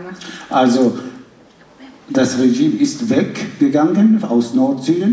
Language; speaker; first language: German; non-native, fluent; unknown